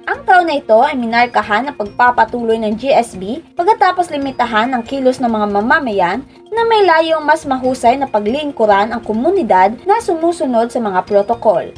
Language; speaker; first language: Filipino; non-native, local second language; Aklanon